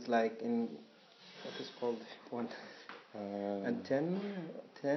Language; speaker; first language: English; non-native, learner; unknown